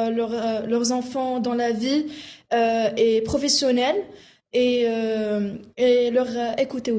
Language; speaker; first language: French; non-native, local second language; Arabic